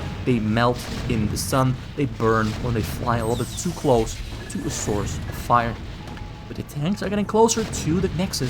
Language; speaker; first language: English; native; English